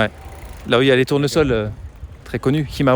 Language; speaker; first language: French; native; French